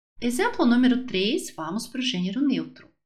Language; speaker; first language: Portuguese; non-native, fluent; Russian